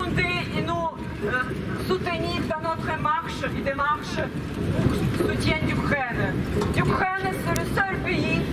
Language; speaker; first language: French; non-native, fluent; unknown